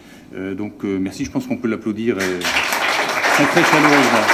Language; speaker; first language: French; native; French